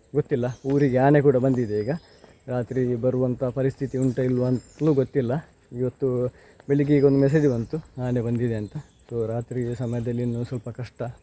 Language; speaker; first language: Kannada; native; Kannada